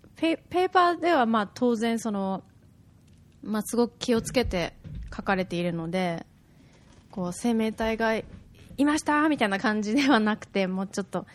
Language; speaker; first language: Japanese; native; Japanese